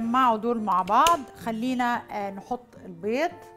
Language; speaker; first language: Arabic; native; Arabic